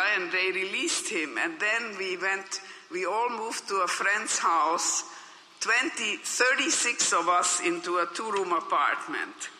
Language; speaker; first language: English; non-native, fluent; Hungarian